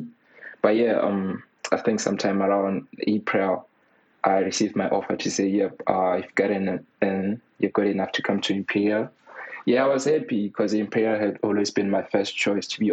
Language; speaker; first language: English; non-native, local second language; Tswana